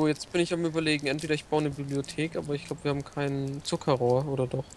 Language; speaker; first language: German; native; German